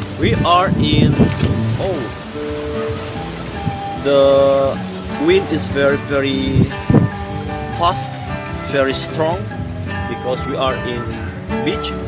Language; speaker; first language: English; non-native, learner; Indonesian